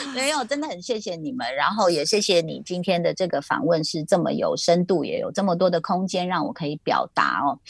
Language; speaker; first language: Chinese; native; Chinese